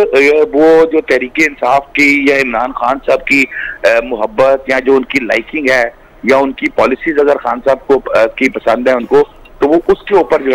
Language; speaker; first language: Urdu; non-native, local second language; Punjabi